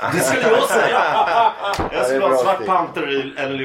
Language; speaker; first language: Swedish; native; Swedish